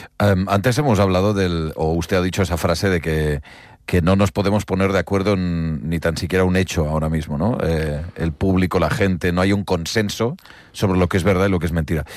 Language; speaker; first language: Spanish; non-native, local second language; Catalan